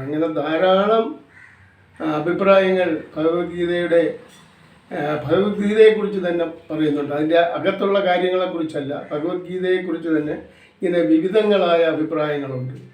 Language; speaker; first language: Malayalam; native; Malayalam